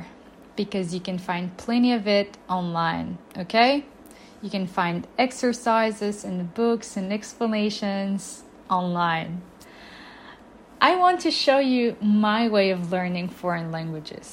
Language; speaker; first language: English; non-native, fluent; Bulgarian